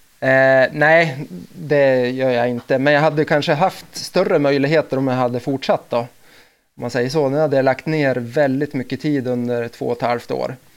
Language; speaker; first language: Swedish; native; Swedish